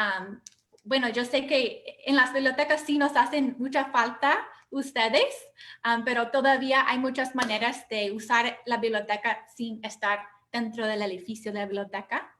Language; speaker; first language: Spanish; non-native, fluent; English